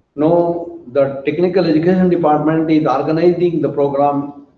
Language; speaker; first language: English; non-native, local second language; Kannada